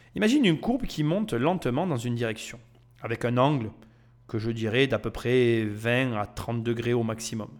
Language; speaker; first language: French; native; French